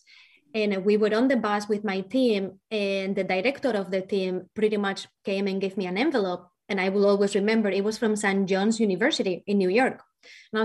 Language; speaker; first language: English; non-native, fluent; Spanish